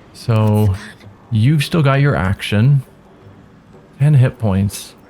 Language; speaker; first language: English; native; English